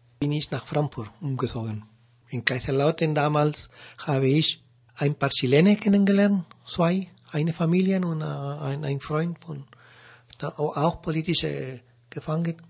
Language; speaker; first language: German; non-native, learner; Spanish